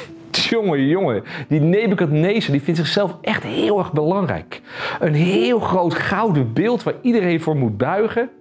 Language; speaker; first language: Dutch; native; Dutch